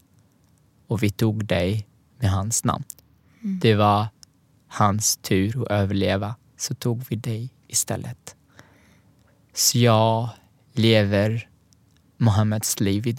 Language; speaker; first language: Swedish; non-native, learner; Arabic